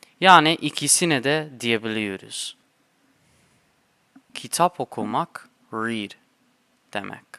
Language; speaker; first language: Turkish; non-native, fluent; English